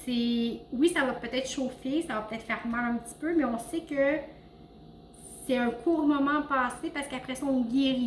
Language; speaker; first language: French; native; French